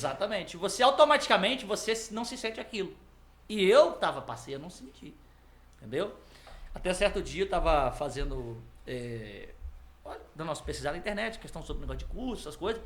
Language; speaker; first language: Portuguese; native; Portuguese